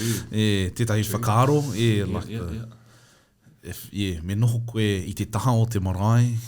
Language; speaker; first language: Māori; non-native, learner; English